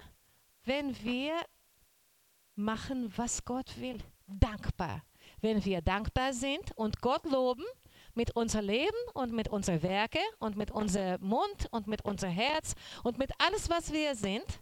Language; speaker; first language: German; non-native, learner; Portuguese